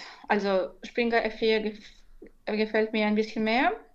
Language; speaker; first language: German; non-native, fluent; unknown